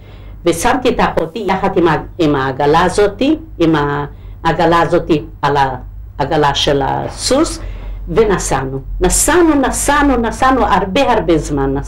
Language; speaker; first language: Hebrew; non-native, local second language; Hungarian